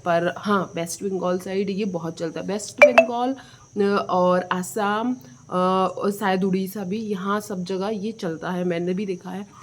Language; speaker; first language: Hindi; non-native, local second language; Bangla